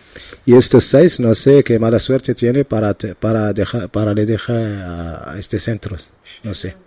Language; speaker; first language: Spanish; non-native, learner; Arabic